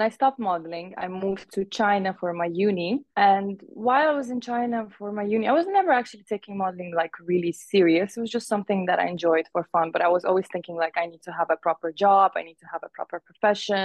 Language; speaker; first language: English; non-native, fluent; Uzbek